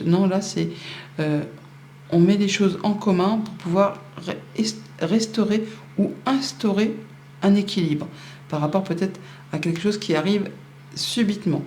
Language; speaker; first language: French; native; French